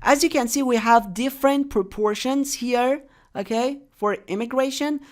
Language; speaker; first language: English; non-native, fluent; Persian